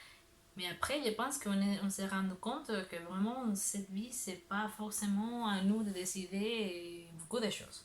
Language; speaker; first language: French; non-native, learner; Spanish